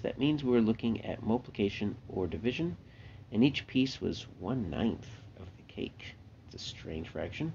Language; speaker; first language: English; native; English